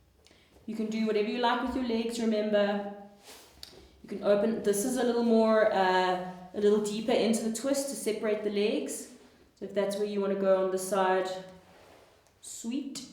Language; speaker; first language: English; native; English